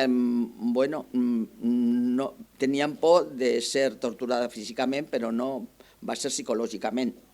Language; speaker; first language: Spanish; non-native, local second language; Catalan